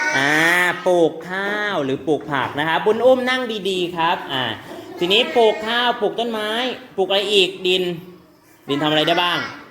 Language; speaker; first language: Thai; non-native, local second language; Northern Khmer